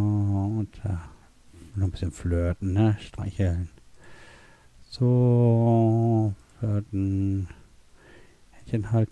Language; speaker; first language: German; native; German